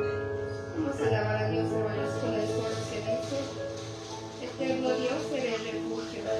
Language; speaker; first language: Spanish; native; Spanish